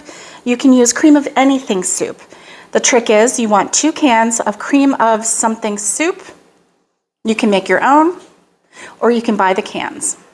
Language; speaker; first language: English; native; English